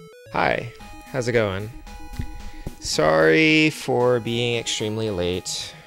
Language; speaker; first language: English; native; English